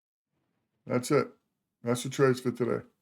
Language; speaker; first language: English; native; English